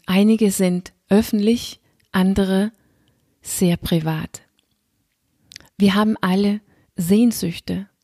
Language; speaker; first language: German; non-native, fluent; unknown